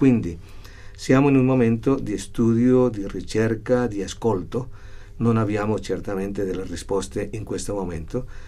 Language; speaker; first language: Italian; non-native, fluent; Spanish